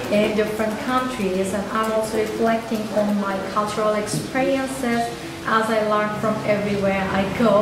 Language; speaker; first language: English; non-native, local second language; Bangla